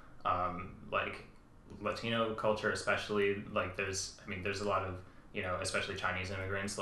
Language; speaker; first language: English; native; English